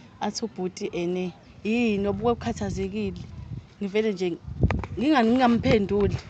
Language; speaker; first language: Zulu; native; Zulu